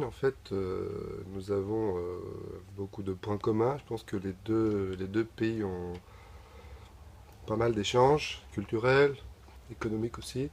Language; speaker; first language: French; non-native, fluent; Bulgarian